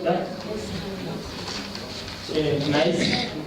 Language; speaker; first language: English; non-native, fluent; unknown